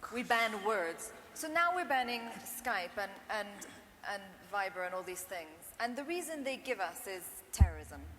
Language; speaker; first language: English; non-native, local second language; Urdu